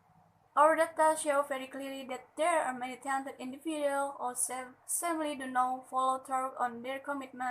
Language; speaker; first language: English; non-native, learner; Indonesian